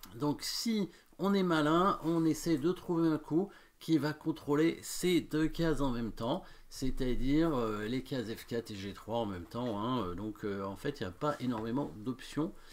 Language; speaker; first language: French; native; French